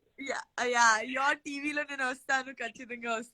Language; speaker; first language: Telugu; non-native, learner; Gujarati